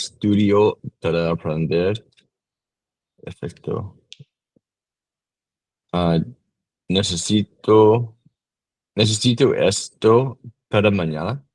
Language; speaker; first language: Spanish; non-native, learner; English